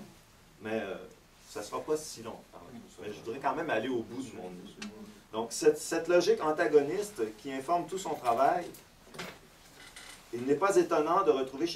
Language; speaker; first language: French; native; French